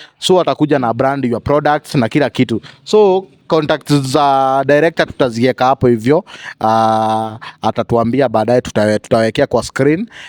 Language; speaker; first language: Swahili; native; Swahili